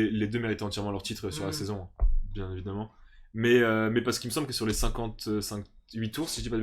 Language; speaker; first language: French; native; French